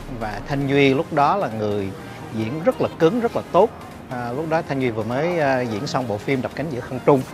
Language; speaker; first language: Vietnamese; early bilingual, heritage; Vietnamese